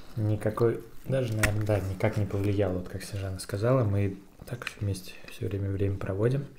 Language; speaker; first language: Russian; native; Russian